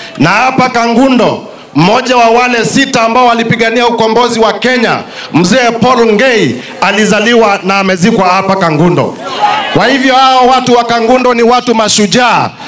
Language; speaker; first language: Swahili; non-native, local second language; Kamba